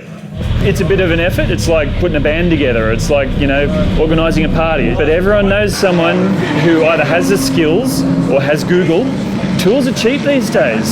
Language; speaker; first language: English; native; English